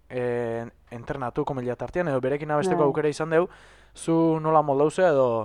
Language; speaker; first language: Basque; native; Basque